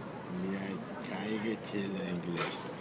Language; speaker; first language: Danish; non-native, learner; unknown